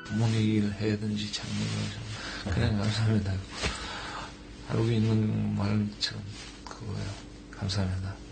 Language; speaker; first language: Korean; non-native, learner; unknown